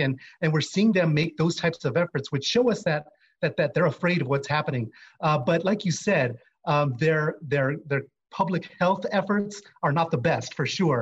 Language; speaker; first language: English; native; English